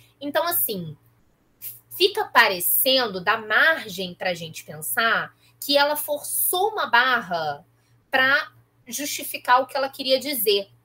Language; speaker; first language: Portuguese; native; Portuguese